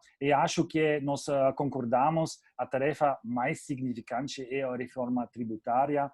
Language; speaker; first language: Portuguese; non-native, fluent; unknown